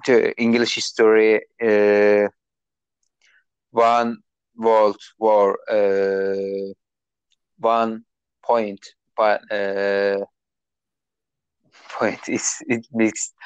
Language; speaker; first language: English; non-native, learner; Turkish